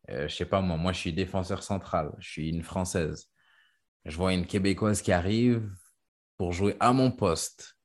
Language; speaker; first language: French; native; French